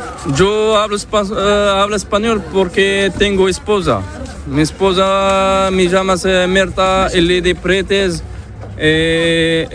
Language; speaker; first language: Spanish; non-native, learner; Arabic